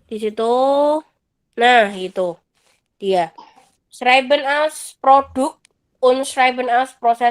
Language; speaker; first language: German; non-native, fluent; Indonesian